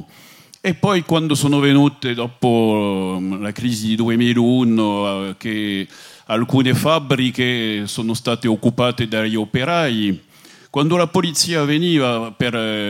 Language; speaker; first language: Italian; non-native, fluent; French